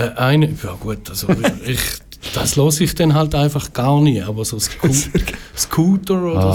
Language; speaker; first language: German; native; German